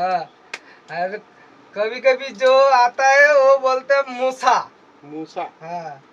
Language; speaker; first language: Hindi; non-native, local second language; Bangla